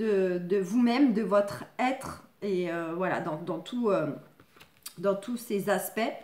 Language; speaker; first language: French; native; French